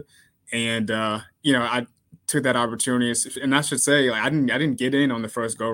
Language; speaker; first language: English; native; English